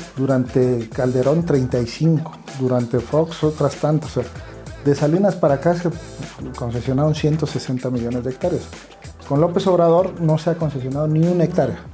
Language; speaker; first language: Spanish; native; Spanish